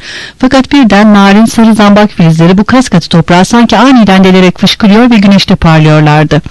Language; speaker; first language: Turkish; native; Turkish